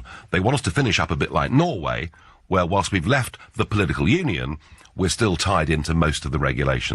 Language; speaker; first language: English; native; English